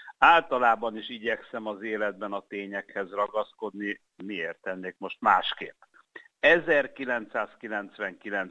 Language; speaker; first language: Hungarian; native; Hungarian